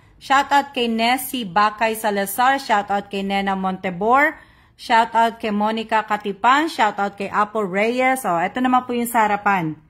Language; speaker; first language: Filipino; native; Filipino